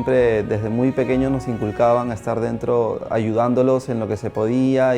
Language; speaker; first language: Spanish; native; Spanish